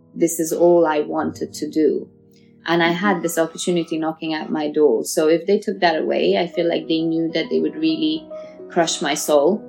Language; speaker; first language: English; non-native, local second language; Persian